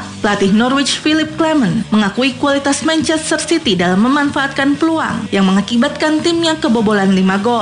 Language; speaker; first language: Indonesian; native; Indonesian